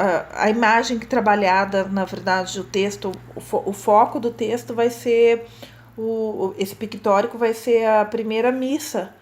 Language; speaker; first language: Portuguese; native; Portuguese